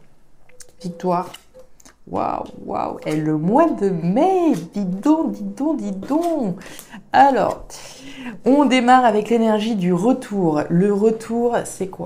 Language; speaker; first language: French; native; French